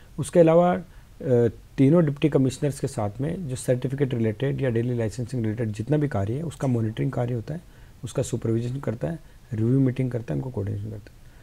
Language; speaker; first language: Hindi; native; Hindi